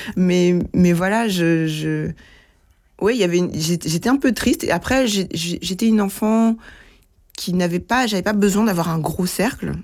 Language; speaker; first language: French; early bilingual, other home language; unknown